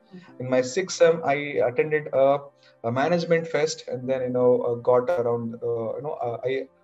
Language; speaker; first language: English; non-native, local second language; Kannada